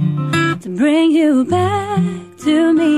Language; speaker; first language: English; native; English